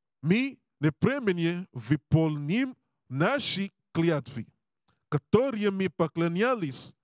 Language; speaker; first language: Russian; non-native, learner; English